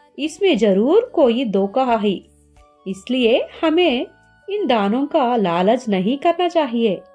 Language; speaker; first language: Hindi; non-native, learner; Telugu